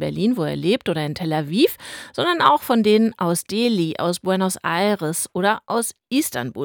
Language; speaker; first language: German; native; German